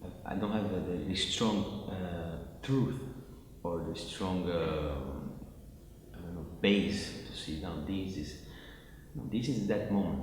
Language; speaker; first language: English; non-native, fluent; Portuguese